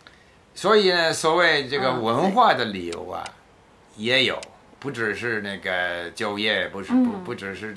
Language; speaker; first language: Chinese; non-native, fluent; English